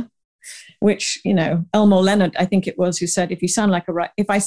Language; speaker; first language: English; native; English